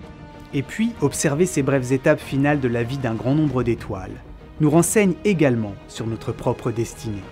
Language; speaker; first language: French; native; French